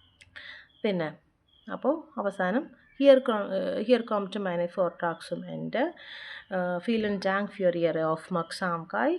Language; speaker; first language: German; non-native, fluent; Malayalam